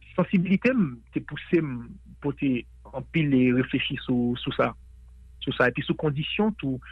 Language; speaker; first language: French; native; French